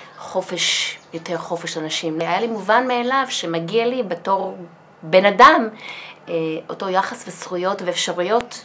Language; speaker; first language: Hebrew; non-native, fluent; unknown